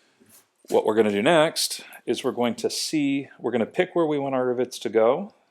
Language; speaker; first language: English; native; English